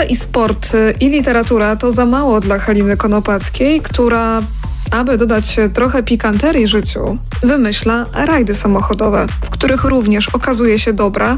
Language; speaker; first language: Polish; native; Polish